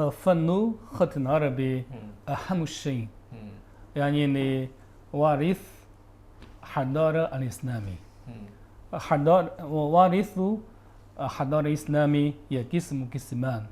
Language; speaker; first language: Arabic; non-native, learner; Chinese